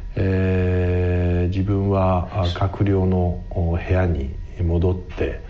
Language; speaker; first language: Japanese; native; Japanese